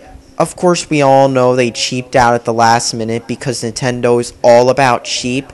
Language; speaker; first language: English; native; English